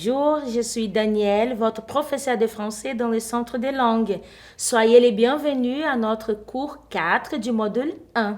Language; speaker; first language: French; non-native, fluent; Portuguese